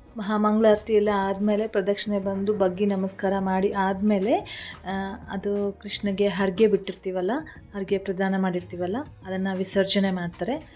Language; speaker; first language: Kannada; native; Kannada